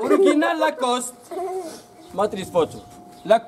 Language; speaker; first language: Russian; non-native, learner; Arabic